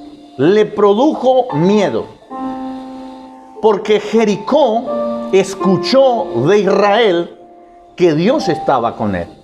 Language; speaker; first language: Spanish; native; Spanish